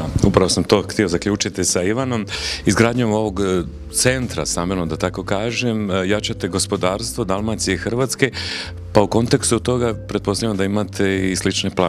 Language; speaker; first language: Croatian; native; Croatian